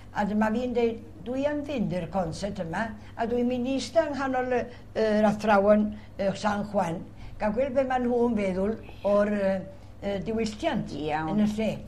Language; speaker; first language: Welsh; early bilingual, heritage; Welsh